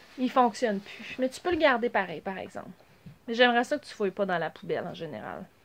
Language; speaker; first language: French; native; French